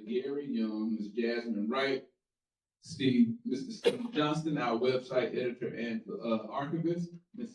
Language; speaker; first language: English; native; English